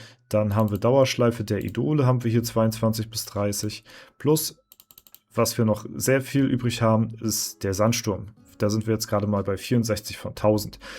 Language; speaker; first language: German; native; German